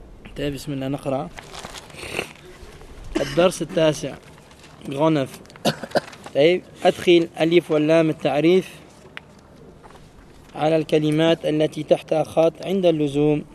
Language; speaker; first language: Arabic; non-native, fluent; French